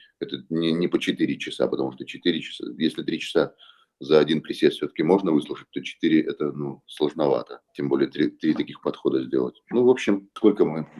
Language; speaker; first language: Russian; non-native, local second language; Belarusian